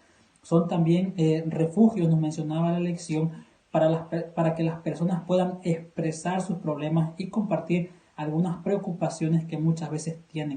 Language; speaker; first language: Spanish; native; Spanish